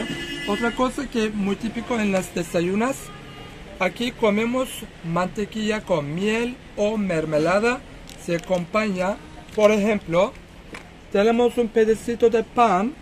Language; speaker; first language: Spanish; non-native, fluent; Turkish